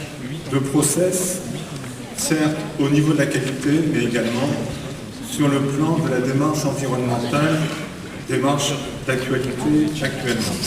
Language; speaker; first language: French; native; French